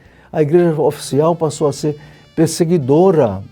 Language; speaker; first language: Portuguese; native; Portuguese